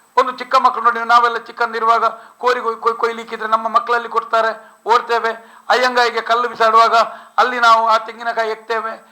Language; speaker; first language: Kannada; non-native, local second language; Tulu